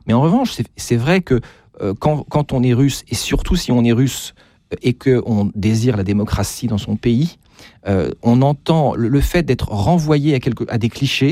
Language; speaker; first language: French; native; French